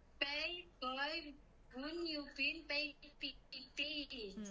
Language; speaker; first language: Cantonese; non-native, learner; Indonesian